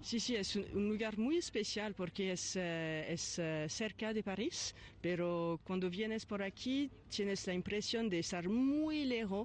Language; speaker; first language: Spanish; non-native, fluent; French